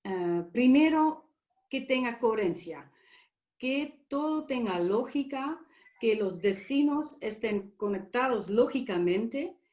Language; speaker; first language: Spanish; non-native, fluent; Dutch